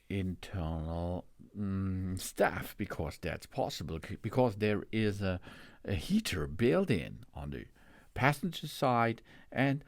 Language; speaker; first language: English; non-native, fluent; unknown